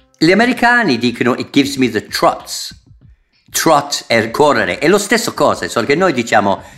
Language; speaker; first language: Italian; non-native, fluent; English